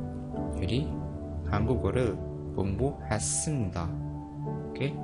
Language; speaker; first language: Korean; non-native, fluent; Indonesian